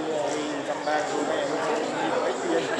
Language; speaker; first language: Vietnamese; native; Vietnamese